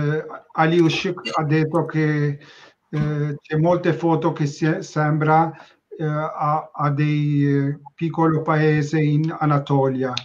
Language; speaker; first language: Italian; non-native, learner; Turkish